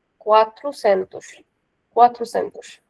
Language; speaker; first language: Portuguese; non-native, fluent; Hindi